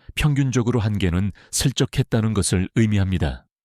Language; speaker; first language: Korean; non-native, fluent; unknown